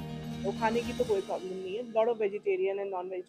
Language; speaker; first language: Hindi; native; Hindi